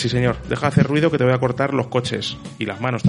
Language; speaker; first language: Spanish; native; Spanish